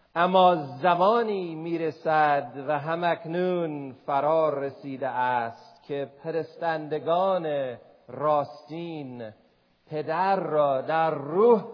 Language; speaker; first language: Persian; non-native, fluent; English